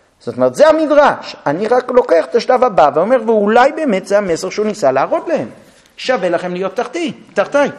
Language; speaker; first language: Hebrew; non-native, fluent; English